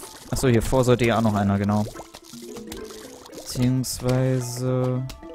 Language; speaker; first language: German; native; German